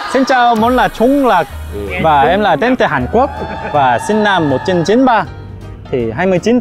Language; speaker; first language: Vietnamese; non-native, learner; Korean